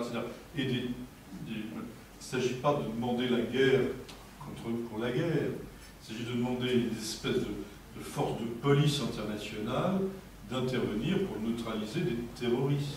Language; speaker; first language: French; native; French